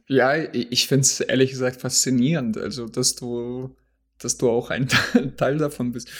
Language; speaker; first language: German; non-native, fluent; Russian